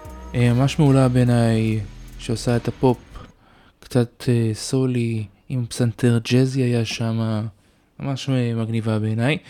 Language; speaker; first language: Hebrew; native; Hebrew